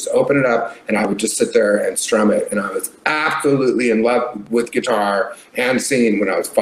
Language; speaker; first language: English; native; English